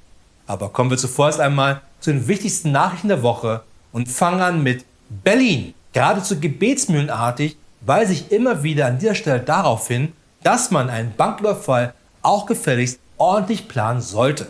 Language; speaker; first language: German; native; German